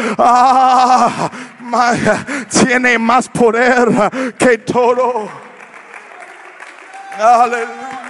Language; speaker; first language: Spanish; non-native, learner; English